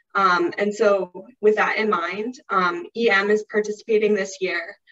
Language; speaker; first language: English; native; English